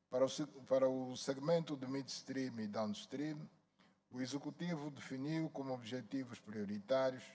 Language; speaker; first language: Portuguese; native; Portuguese